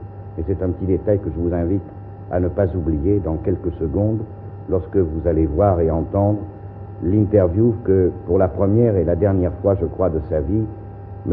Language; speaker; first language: French; native; French